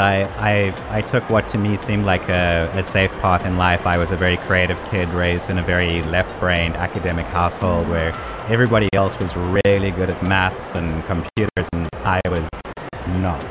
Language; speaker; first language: English; native; English